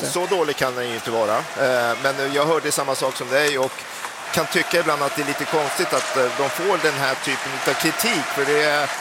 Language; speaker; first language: Swedish; native; Swedish